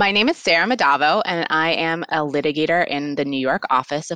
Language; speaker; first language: English; native; English